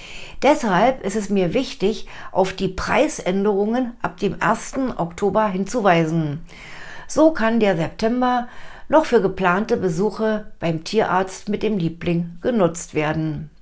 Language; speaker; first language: German; native; German